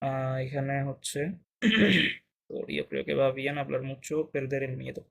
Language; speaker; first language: Spanish; non-native, fluent; Bangla